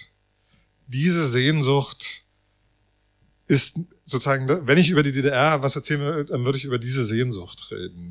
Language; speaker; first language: German; native; German